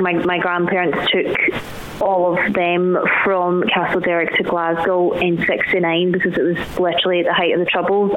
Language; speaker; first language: English; native; English